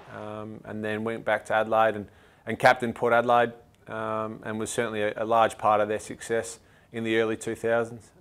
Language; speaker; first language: English; native; English